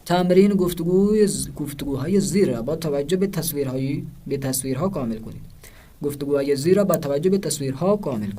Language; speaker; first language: Persian; non-native, fluent; Urdu